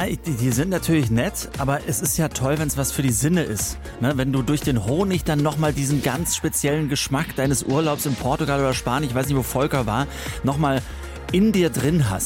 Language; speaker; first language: German; native; German